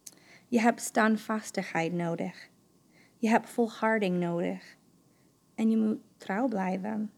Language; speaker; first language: Dutch; non-native, fluent; English